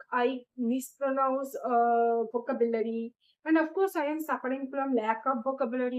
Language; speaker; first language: English; non-native, learner; Bangla